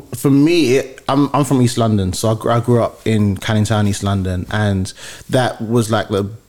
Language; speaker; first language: English; early bilingual, other home language; Yoruba